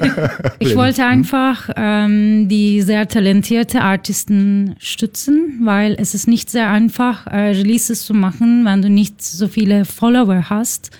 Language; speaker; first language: German; non-native, fluent; Turkish